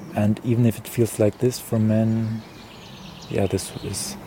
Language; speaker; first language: English; non-native, fluent; German